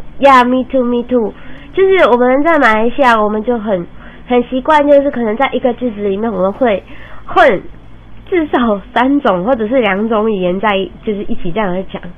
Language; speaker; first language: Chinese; native; Chinese